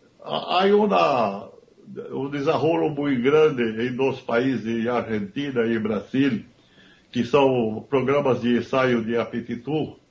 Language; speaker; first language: Spanish; non-native, learner; Portuguese